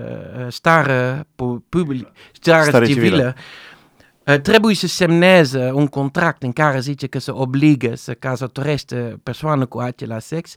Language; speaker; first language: Romanian; non-native, fluent; Dutch